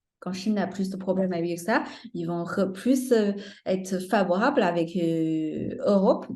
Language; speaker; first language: French; non-native, fluent; Chinese